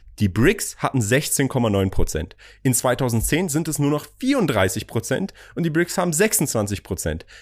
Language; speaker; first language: German; early bilingual, other home language; Persian